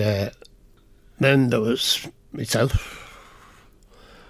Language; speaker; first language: English; native; English